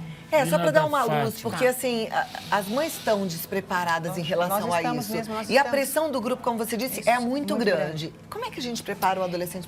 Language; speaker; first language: Portuguese; native; Portuguese